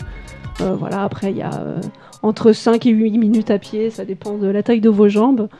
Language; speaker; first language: French; native; French